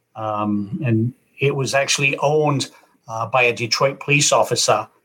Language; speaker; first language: English; native; English